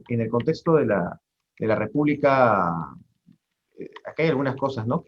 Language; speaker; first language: Spanish; native; Spanish